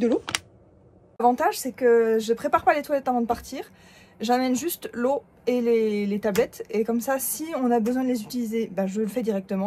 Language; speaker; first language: French; native; French